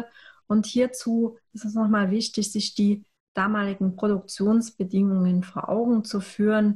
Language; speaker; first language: German; native; German